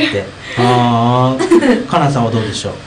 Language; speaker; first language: Japanese; native; Japanese